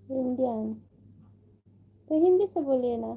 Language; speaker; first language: Hindi; non-native, learner; Bangla